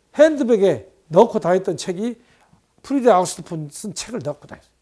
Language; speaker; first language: Korean; native; Korean